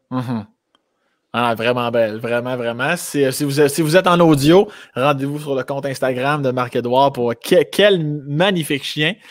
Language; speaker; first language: French; native; French